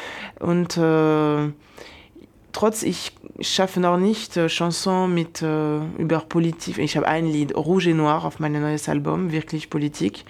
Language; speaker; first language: German; non-native, fluent; French